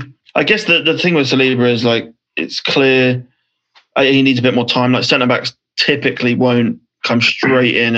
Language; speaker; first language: English; native; English